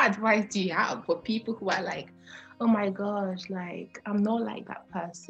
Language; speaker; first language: English; non-native, fluent; French